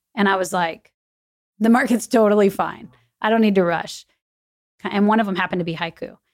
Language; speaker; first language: English; native; English